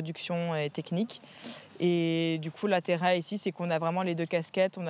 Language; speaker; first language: French; native; French